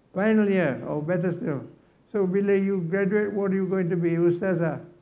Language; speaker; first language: English; non-native, local second language; Malay